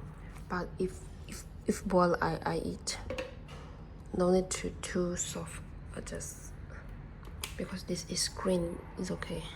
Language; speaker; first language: English; non-native, learner; Burmese